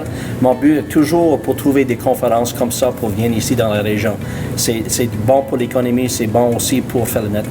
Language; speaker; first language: French; non-native, local second language; English